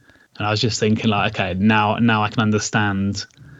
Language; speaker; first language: English; native; English